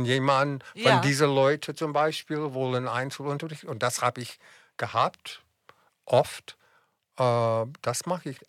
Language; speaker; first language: German; non-native, fluent; English